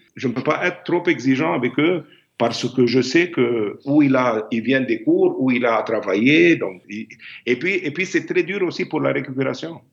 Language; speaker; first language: French; non-native, fluent; Arabic